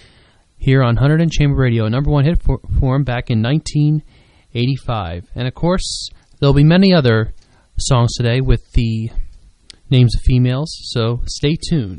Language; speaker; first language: English; native; English